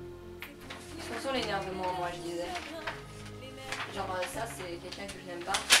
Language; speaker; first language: French; native; French